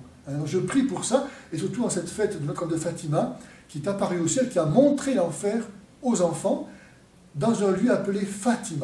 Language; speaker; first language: French; native; French